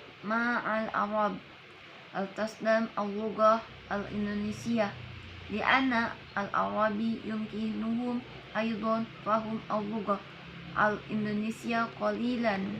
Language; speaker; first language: Arabic; non-native, learner; Indonesian